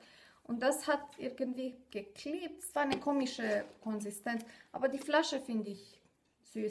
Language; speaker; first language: German; non-native, fluent; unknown